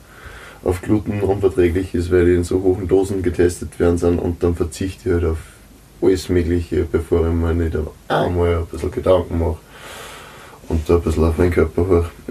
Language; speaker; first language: German; native; German